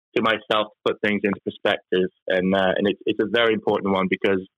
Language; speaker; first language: English; non-native, fluent; Norwegian